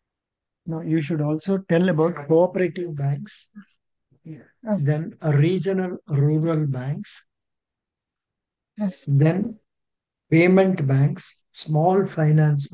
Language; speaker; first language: English; non-native, local second language; Telugu